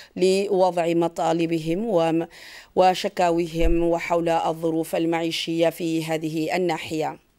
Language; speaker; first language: Arabic; non-native, local second language; Somali